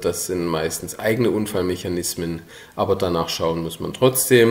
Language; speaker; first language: German; native; German